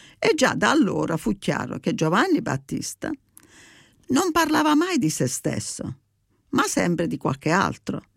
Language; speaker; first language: Italian; early bilingual, heritage; Italian